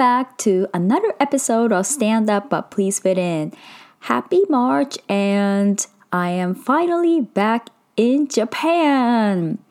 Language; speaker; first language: English; native; English